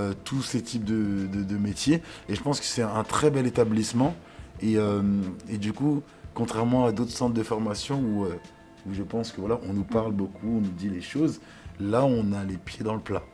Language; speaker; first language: French; native; French